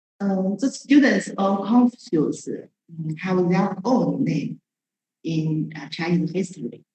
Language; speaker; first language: English; non-native, learner; Chinese